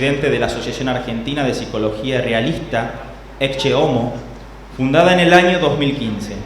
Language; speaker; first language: Spanish; native; Spanish